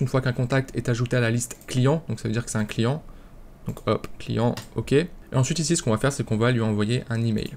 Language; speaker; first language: French; native; French